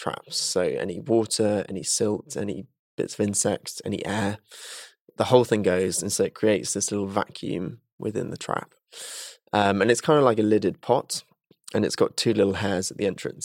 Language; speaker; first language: English; native; English